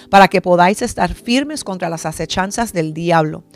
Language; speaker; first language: Spanish; early bilingual, heritage; Spanish